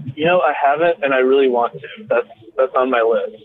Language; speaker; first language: English; native; English